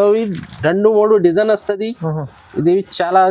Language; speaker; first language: Telugu; non-native, local second language; Urdu